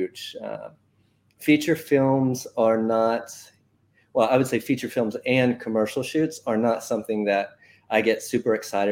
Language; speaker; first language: English; native; English